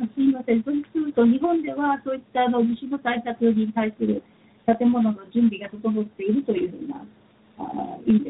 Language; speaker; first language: Japanese; native; Japanese